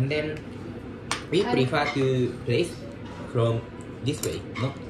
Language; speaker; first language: English; non-native, learner; Japanese